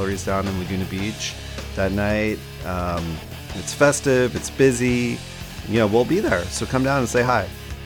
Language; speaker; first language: English; native; English